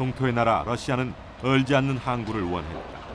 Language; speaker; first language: Korean; native; Korean